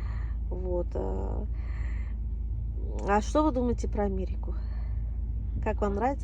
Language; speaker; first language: Russian; non-native, local second language; Tajik